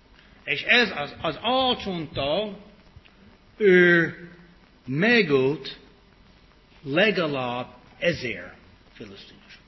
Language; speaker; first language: Hungarian; early bilingual, heritage; English